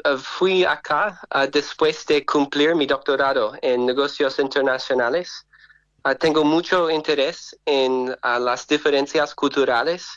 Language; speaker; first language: Spanish; non-native, learner; English